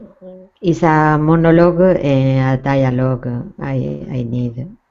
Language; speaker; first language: English; non-native, learner; Spanish